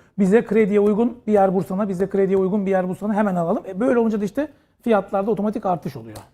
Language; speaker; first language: Turkish; native; Turkish